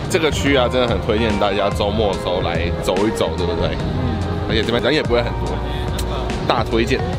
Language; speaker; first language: Chinese; native; Chinese